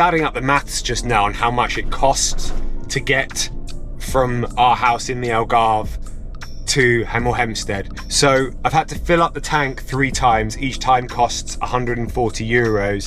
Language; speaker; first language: English; native; English